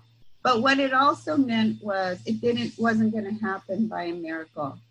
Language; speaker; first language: English; native; English